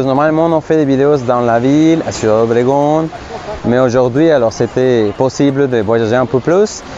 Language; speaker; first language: French; non-native, fluent; Spanish